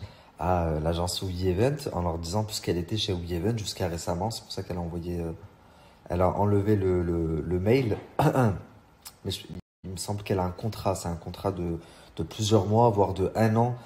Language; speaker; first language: French; native; French